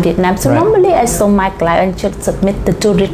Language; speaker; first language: English; non-native, learner; Vietnamese